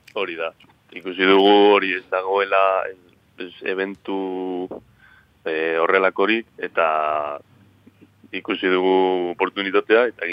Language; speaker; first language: Basque; non-native, local second language; Spanish